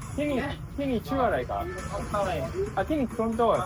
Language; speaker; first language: Thai; non-native, learner; Japanese